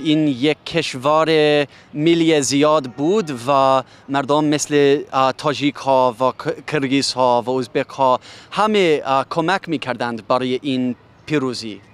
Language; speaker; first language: Persian; non-native, fluent; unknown